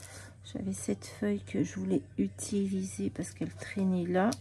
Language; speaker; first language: French; native; French